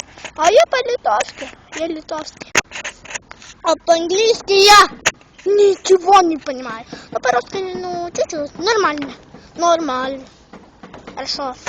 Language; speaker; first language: Russian; non-native, learner; Lithuanian